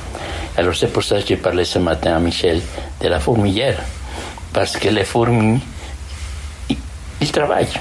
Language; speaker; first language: French; non-native, fluent; Spanish